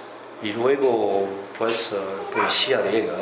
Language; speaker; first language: Spanish; non-native, fluent; French